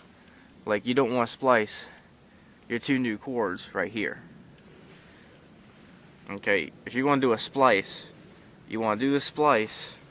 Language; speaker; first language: English; native; English